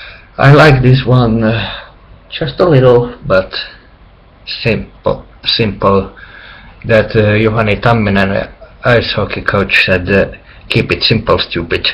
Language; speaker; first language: English; non-native, learner; Finnish